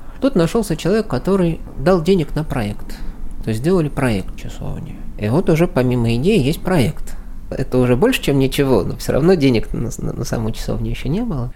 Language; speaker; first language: Russian; native; Russian